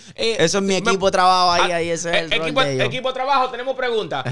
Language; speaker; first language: Spanish; native; Spanish